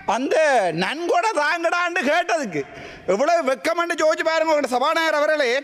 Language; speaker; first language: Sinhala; non-native, local second language; Tamil